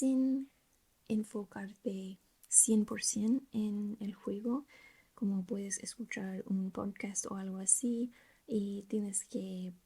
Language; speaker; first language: Spanish; non-native, learner; English